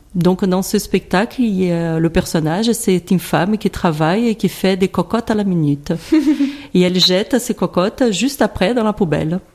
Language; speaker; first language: French; non-native, fluent; Portuguese